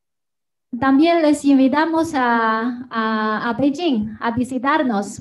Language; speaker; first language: Spanish; non-native, fluent; Chinese